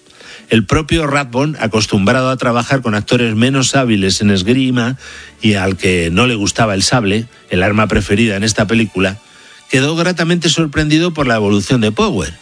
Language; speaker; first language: Spanish; native; Spanish